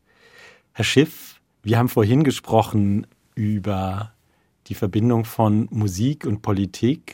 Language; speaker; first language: German; native; German